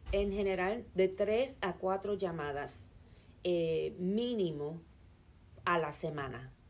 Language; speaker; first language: Spanish; early bilingual, heritage; Spanish